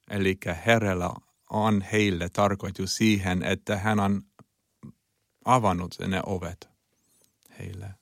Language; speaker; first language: Finnish; non-native, learner; Chinese